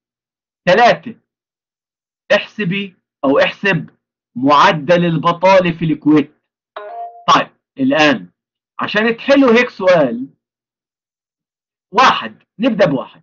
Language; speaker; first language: Arabic; native; Arabic